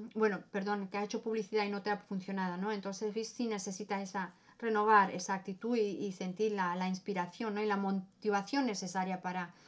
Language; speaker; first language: Spanish; early bilingual, heritage; German